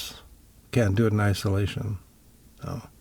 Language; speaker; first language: English; native; English